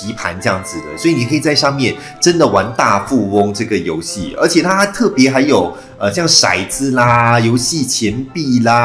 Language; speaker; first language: Chinese; native; Chinese